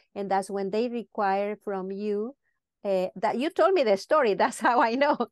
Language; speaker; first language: English; non-native, fluent; Spanish